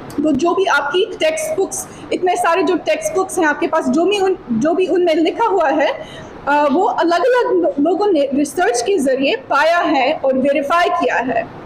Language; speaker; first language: Hindi; non-native, fluent; English